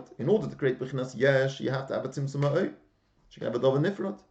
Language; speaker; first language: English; native; English